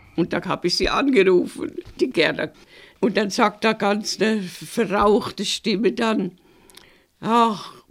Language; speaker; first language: German; native; German